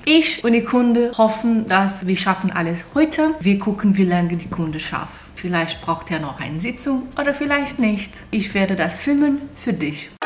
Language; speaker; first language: German; non-native, fluent; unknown